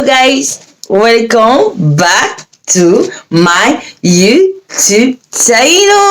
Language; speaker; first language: English; non-native, learner; French